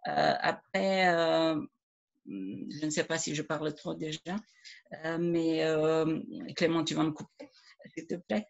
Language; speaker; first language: French; non-native, fluent; Croatian